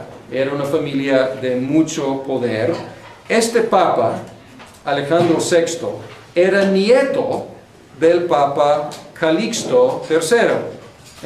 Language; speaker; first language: Spanish; non-native, fluent; English